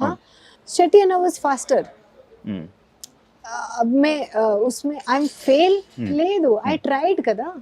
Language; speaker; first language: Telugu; non-native, learner; Hindi